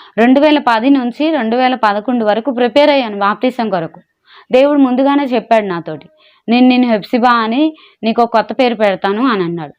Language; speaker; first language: Telugu; non-native, local second language; Urdu